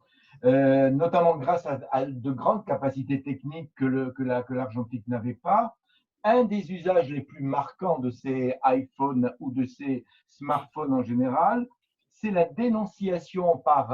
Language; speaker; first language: French; native; French